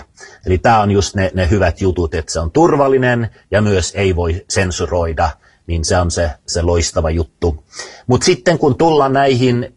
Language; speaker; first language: Finnish; non-native, fluent; Swedish